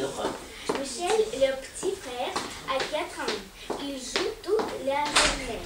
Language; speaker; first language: French; non-native, learner; Russian